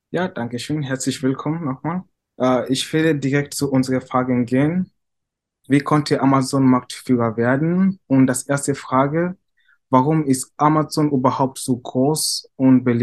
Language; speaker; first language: German; non-native, fluent; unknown